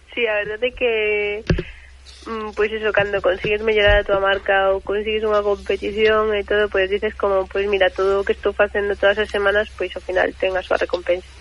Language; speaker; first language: Galician; native; Galician